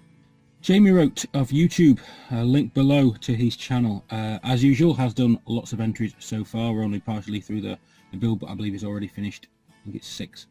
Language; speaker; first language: English; native; English